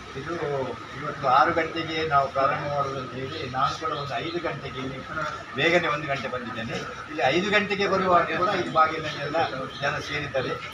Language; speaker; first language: Kannada; non-native, local second language; Tulu